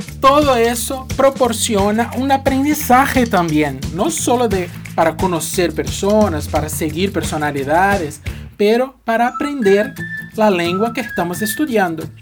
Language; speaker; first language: Spanish; non-native, fluent; Portuguese